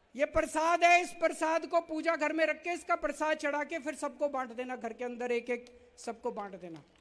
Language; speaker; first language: Hindi; native; Hindi